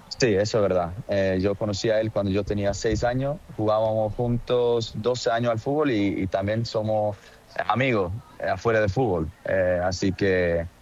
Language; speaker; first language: Spanish; early bilingual, heritage; Norwegian